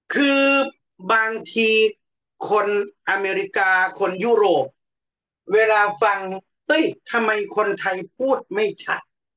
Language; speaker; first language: Thai; native; Thai